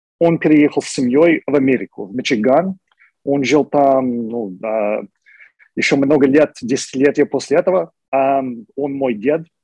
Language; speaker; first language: Russian; non-native, fluent; English